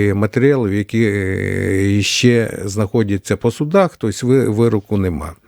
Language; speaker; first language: Ukrainian; native; Ukrainian